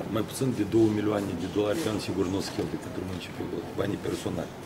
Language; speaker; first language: Romanian; non-native, local second language; Russian